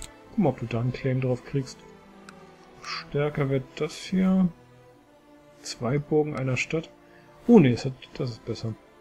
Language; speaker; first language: German; native; German